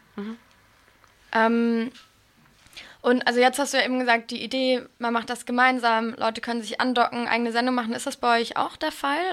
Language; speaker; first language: German; native; German